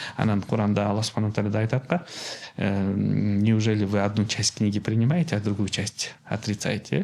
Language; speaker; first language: Russian; non-native, local second language; Kyrgyz